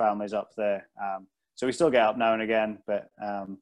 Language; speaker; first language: English; native; English